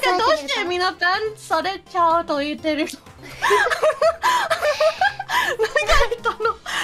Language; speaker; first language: Japanese; non-native, learner; English